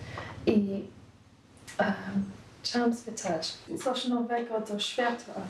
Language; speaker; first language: Polish; non-native, learner; English